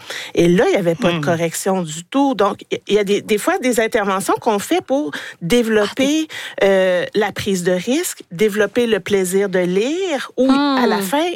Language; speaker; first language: French; native; French